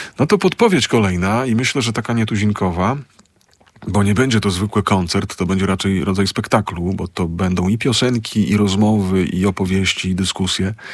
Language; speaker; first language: Polish; native; Polish